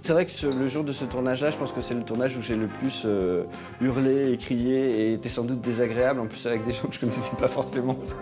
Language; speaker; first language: French; native; French